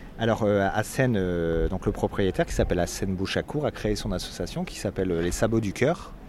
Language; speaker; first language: French; native; French